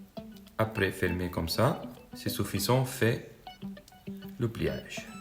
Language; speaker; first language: French; non-native, fluent; Italian